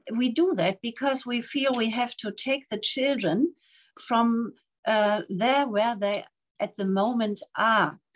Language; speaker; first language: English; non-native, fluent; German